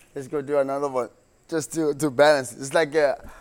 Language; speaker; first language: English; non-native, local second language; Xhosa